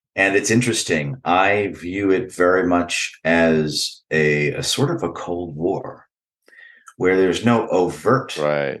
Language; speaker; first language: English; native; English